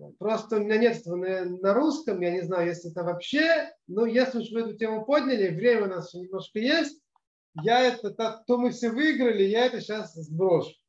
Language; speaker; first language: Russian; early bilingual, other home language; Hebrew